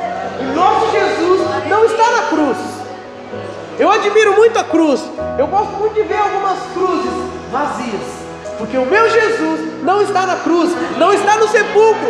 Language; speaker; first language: Portuguese; native; Portuguese